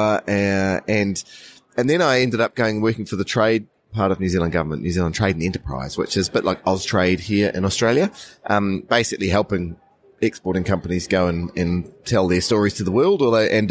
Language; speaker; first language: English; native; English